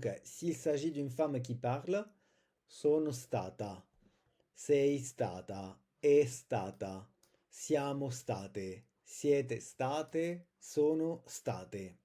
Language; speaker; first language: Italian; non-native, fluent; French